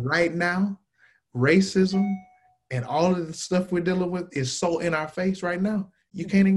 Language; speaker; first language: English; native; English